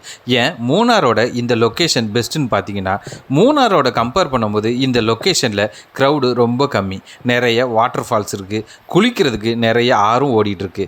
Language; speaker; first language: Tamil; native; Tamil